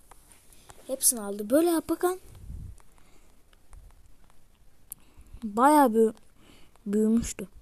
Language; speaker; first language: Turkish; early bilingual, heritage; Turkish